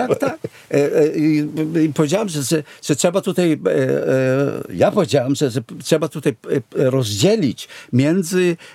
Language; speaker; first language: Polish; non-native, fluent; Hebrew